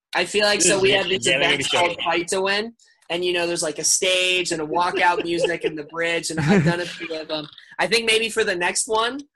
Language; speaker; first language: English; early bilingual, other home language; Urdu